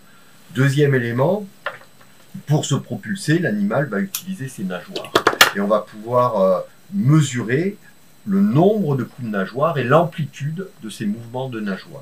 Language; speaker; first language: French; native; French